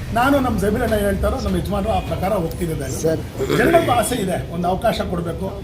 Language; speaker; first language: Kannada; non-native, local second language; Tamil